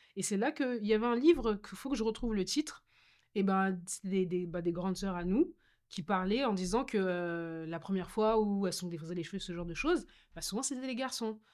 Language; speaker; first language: French; native; French